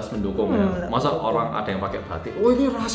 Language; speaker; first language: Indonesian; native; Indonesian